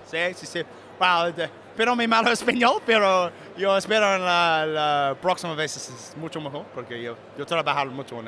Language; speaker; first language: Spanish; non-native, learner; English